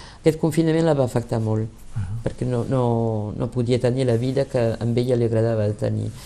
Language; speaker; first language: Catalan; early bilingual, heritage; Catalan